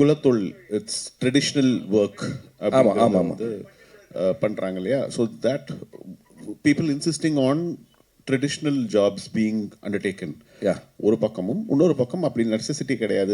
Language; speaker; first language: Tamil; native; Tamil